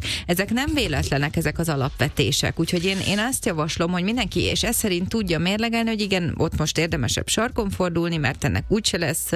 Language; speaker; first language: Hungarian; native; Hungarian